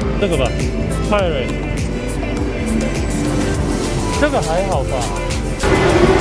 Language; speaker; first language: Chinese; non-native, learner; Korean